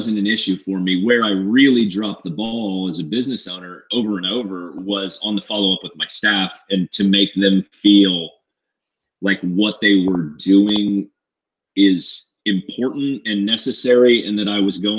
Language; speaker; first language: English; native; English